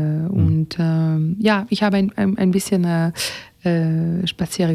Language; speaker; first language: German; non-native, learner; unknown